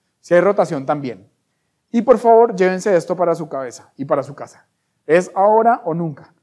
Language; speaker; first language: Spanish; native; Spanish